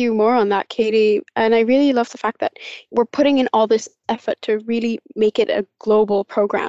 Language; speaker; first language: English; non-native, local second language; Cantonese